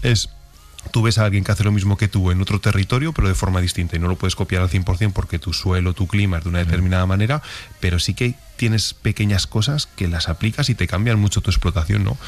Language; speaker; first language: Spanish; native; Spanish